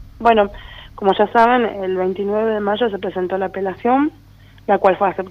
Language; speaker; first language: Spanish; native; Spanish